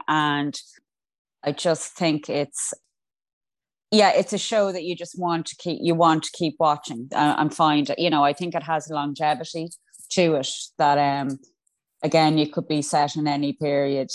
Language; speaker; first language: English; native; English